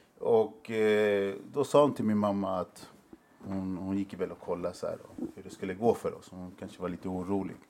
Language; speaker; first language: Swedish; early bilingual, other home language; Spanish